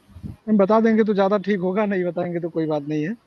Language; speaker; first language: Hindi; native; Hindi